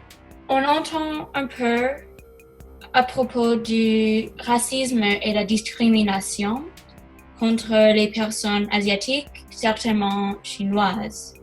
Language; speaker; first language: French; non-native, learner; English